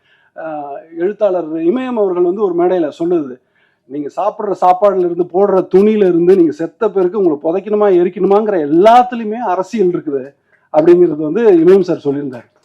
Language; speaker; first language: Tamil; native; Tamil